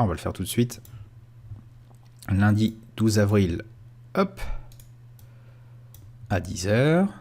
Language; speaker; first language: French; native; French